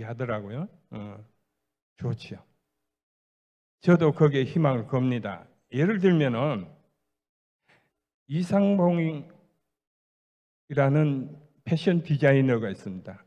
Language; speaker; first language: Korean; native; Korean